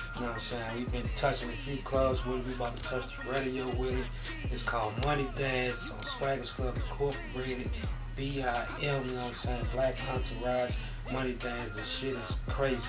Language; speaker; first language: English; native; English